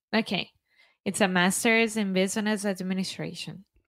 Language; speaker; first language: English; non-native, fluent; Portuguese